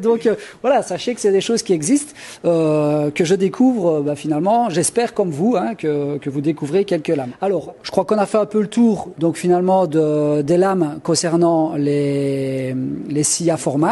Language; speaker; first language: French; native; French